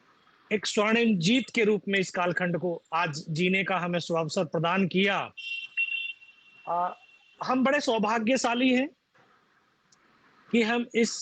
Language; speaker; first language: Hindi; native; Hindi